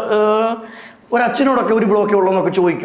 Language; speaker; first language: Malayalam; native; Malayalam